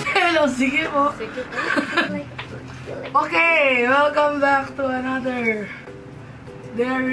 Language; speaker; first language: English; non-native, local second language; Filipino